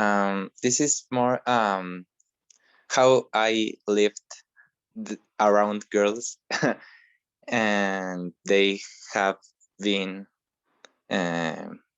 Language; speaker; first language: English; non-native, learner; Spanish